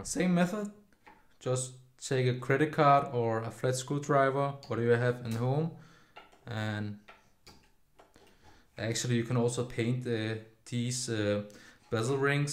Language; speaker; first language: English; non-native, fluent; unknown